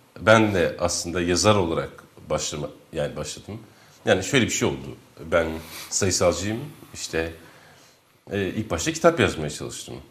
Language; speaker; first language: Turkish; non-native, local second language; Kurdish